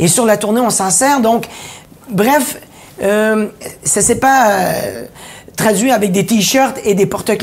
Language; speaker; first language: French; native; French